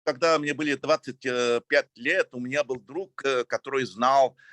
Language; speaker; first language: Russian; non-native, fluent; English